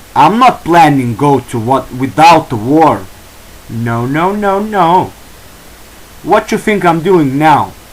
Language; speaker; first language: English; non-native, learner; Lithuanian